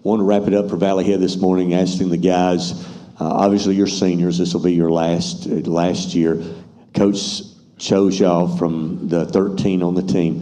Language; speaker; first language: English; native; English